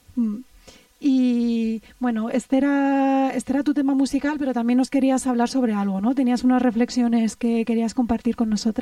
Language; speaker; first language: Spanish; native; Spanish